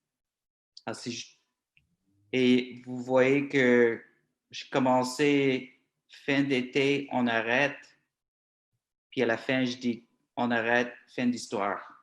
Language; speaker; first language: French; non-native, local second language; English